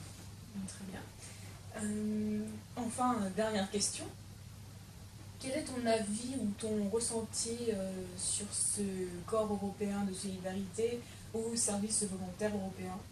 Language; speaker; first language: French; native; French